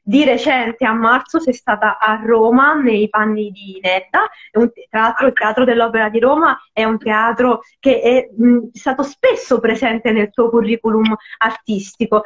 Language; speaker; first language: Italian; native; Italian